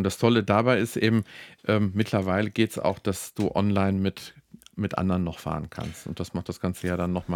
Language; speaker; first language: German; native; German